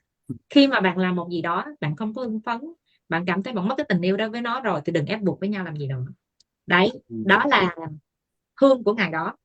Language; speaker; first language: Vietnamese; native; Vietnamese